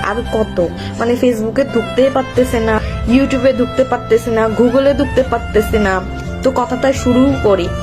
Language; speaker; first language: Bangla; non-native, local second language; Chakma